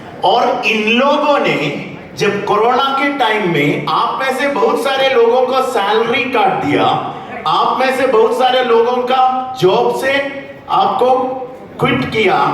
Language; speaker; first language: Hindi; non-native, learner; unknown